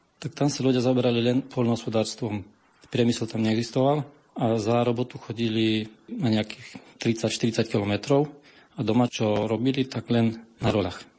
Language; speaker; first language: Slovak; early bilingual, heritage; Slovak